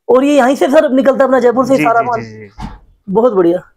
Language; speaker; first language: Hindi; native; Hindi